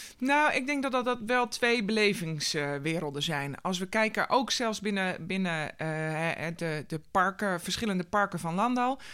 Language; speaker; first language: Dutch; native; Dutch